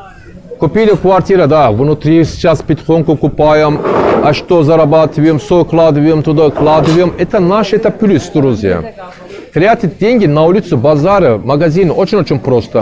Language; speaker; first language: Russian; non-native, learner; Turkish